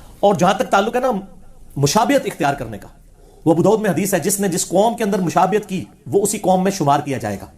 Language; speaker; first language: Urdu; non-native, local second language; Punjabi